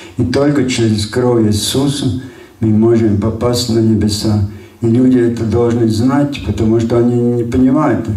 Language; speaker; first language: Russian; non-native, local second language; Latvian